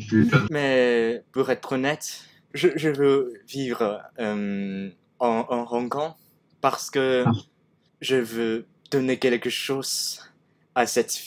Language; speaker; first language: French; non-native, learner; Cantonese